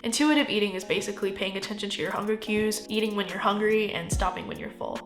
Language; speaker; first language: English; native; English